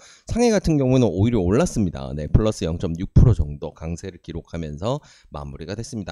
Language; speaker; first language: Korean; native; Korean